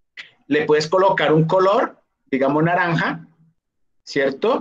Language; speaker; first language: Spanish; native; Spanish